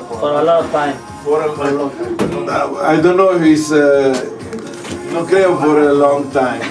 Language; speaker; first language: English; non-native, fluent; Italian